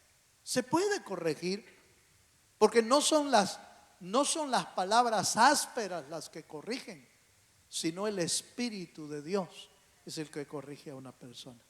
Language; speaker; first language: Spanish; native; Spanish